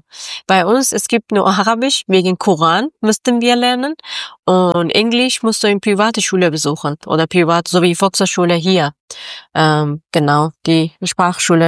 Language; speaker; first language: German; non-native, learner; Persian